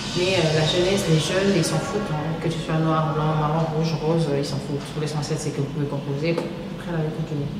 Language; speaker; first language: French; non-native, local second language; Wolof